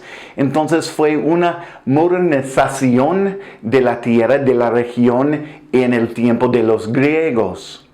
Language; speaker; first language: Spanish; non-native, fluent; English